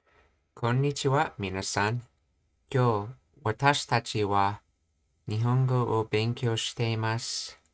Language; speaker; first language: Japanese; non-native, learner; English